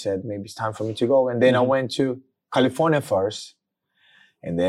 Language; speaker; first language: English; non-native, fluent; Portuguese